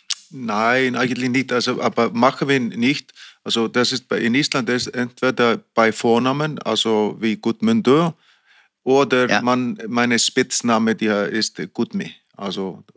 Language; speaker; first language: German; non-native, fluent; Icelandic